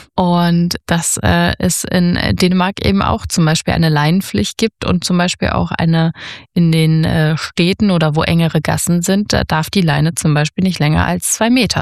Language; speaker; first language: German; native; German